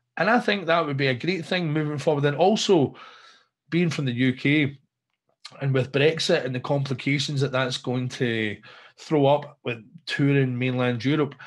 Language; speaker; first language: English; native; English